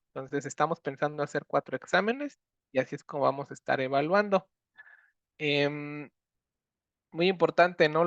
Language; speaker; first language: Spanish; native; Spanish